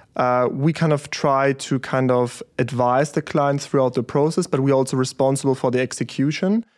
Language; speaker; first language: English; early bilingual, other home language; German